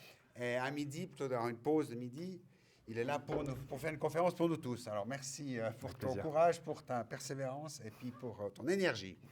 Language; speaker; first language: French; native; French